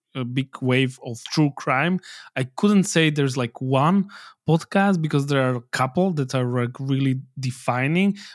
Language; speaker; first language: English; non-native, fluent; Slovak